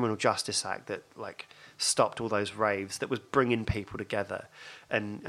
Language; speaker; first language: English; native; English